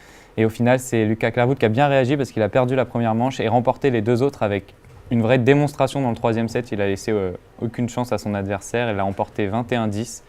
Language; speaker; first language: French; native; French